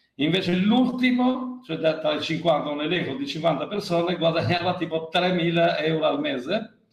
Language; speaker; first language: Italian; non-native, fluent; Albanian